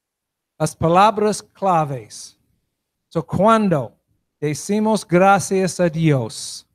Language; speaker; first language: Spanish; non-native, learner; English